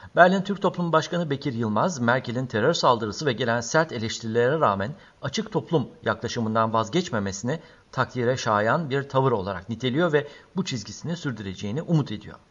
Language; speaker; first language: Turkish; native; Turkish